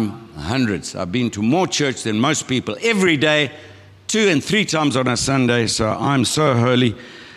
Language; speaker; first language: English; native; English